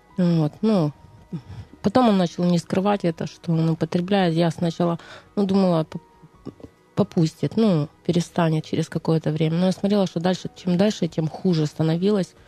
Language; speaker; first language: Russian; native; Russian